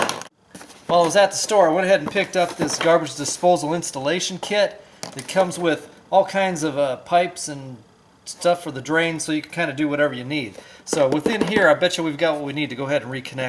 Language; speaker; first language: English; native; English